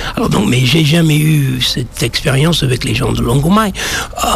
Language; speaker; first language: French; non-native, fluent; English